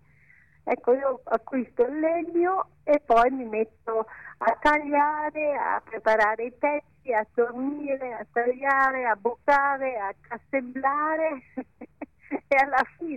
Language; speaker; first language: Italian; non-native, local second language; Ladin